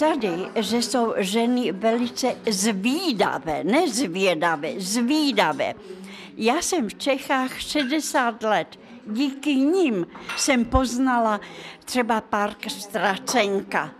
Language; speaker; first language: Czech; non-native, fluent; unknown